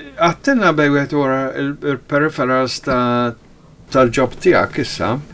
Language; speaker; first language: Maltese; early bilingual, heritage; Maltese